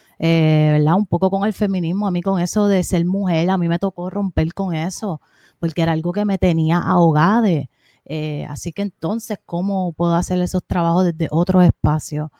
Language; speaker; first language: Spanish; native; Spanish